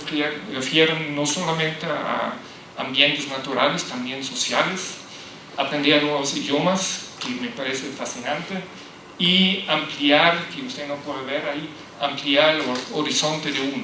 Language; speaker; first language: Spanish; non-native, fluent; German